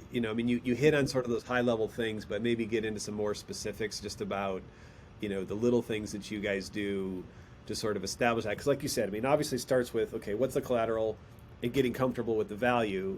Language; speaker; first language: English; native; English